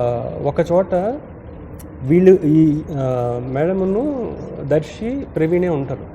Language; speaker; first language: Telugu; native; Telugu